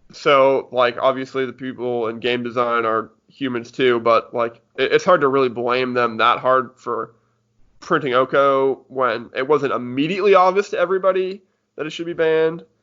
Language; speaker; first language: English; native; English